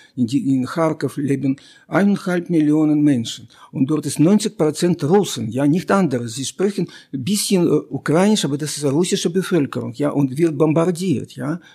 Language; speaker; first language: German; non-native, fluent; Russian